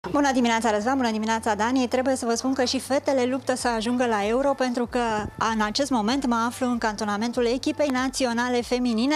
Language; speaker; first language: Romanian; native; Romanian